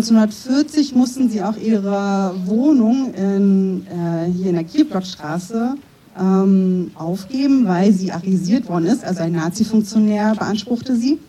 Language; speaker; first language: German; native; German